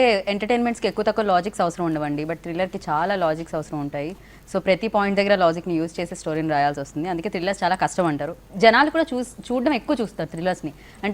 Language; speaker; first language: Telugu; native; Telugu